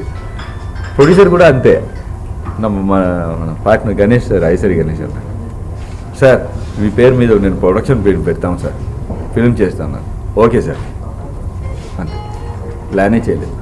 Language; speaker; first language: Telugu; non-native, local second language; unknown